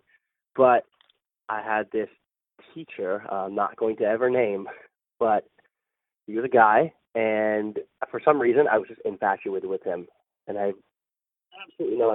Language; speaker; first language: English; native; English